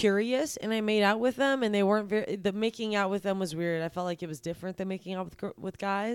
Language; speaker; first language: English; native; English